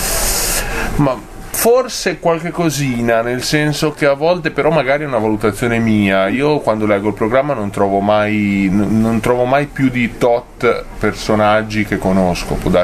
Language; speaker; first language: Italian; native; Italian